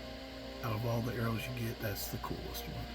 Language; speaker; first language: English; native; English